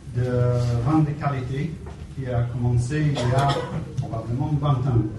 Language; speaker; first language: French; non-native, fluent; English